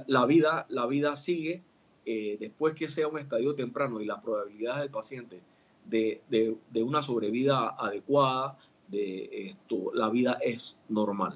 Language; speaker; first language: Spanish; native; Spanish